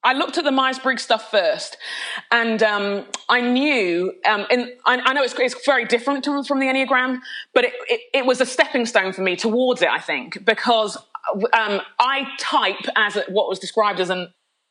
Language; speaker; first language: English; native; English